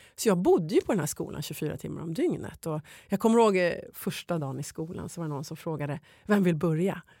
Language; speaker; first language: Swedish; native; Swedish